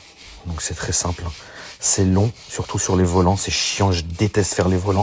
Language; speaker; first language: French; native; French